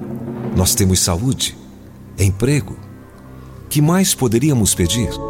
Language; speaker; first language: Portuguese; native; Portuguese